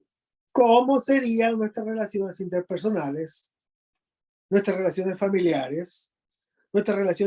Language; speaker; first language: Spanish; native; Spanish